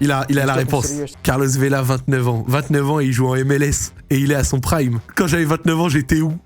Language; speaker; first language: French; native; French